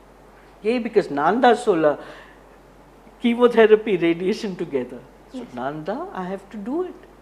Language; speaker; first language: Tamil; non-native, learner; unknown